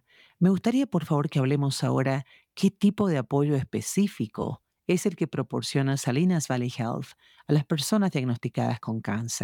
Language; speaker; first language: Spanish; native; Spanish